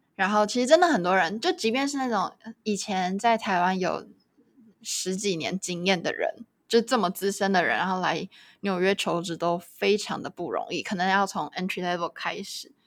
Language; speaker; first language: Chinese; native; Chinese